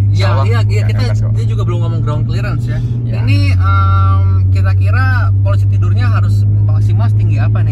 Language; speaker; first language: Indonesian; native; Indonesian